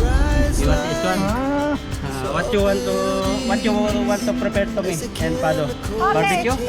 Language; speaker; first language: English; non-native, local second language; Filipino